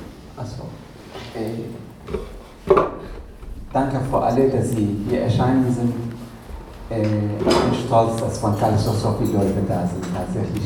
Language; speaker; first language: German; non-native, learner; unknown